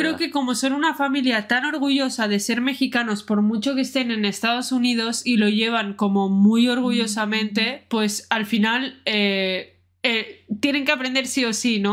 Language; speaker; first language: Spanish; native; Spanish